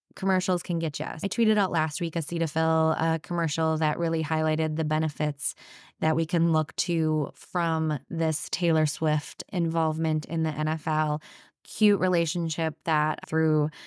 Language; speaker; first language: English; native; English